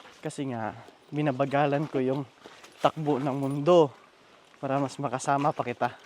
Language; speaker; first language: Filipino; non-native, local second language; Cebuano